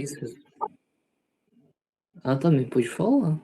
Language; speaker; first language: Portuguese; non-native, fluent; Spanish